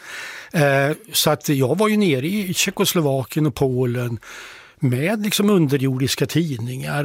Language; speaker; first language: Swedish; native; Swedish